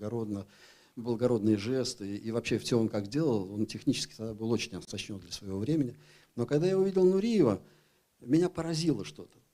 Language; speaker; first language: Russian; native; Russian